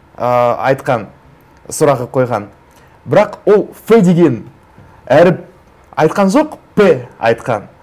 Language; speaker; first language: Kazakh; non-native, local second language; Russian